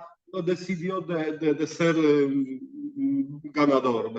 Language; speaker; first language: Spanish; non-native, fluent; Polish